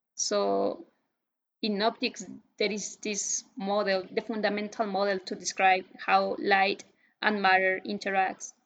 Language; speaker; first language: English; non-native, fluent; Spanish